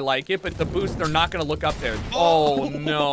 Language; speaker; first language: English; native; English